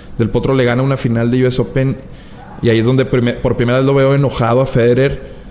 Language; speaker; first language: Spanish; native; Spanish